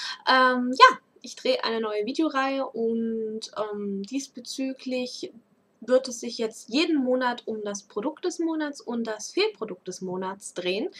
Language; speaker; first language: German; native; German